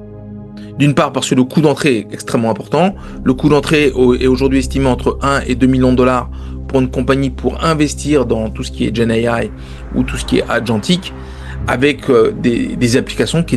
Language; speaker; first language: French; native; French